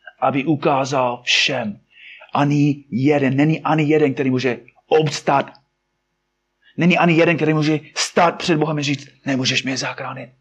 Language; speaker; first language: Czech; non-native, fluent; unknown